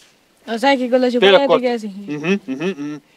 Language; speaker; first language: Spanish; native; Spanish